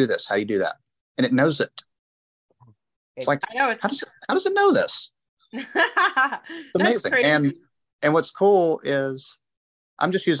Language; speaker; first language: English; native; English